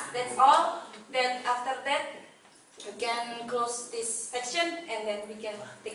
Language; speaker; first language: English; non-native, learner; Indonesian